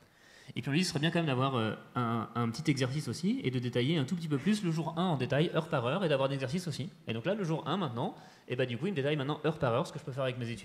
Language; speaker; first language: French; native; French